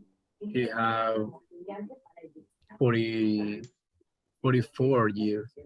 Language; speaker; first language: English; non-native, learner; Spanish